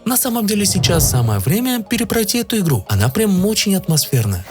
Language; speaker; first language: Russian; native; Russian